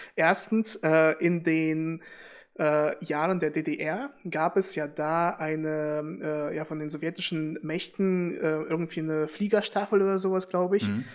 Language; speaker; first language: German; early bilingual, other home language; Russian